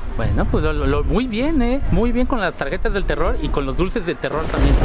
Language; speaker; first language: Spanish; native; Spanish